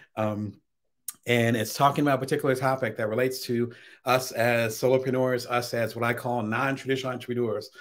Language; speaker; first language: English; native; English